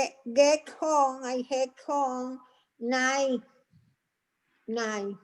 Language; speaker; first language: English; non-native, learner; Spanish